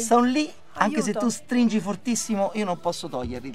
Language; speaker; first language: Italian; native; Italian